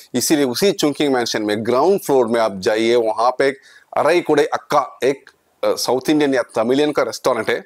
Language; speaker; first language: Hindi; non-native, local second language; Kannada